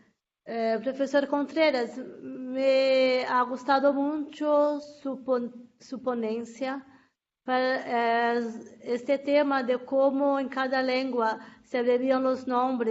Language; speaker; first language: Spanish; non-native, fluent; Portuguese